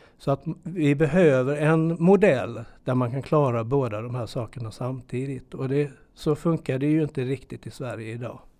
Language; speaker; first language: Swedish; native; Swedish